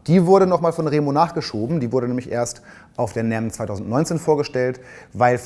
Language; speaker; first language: German; native; German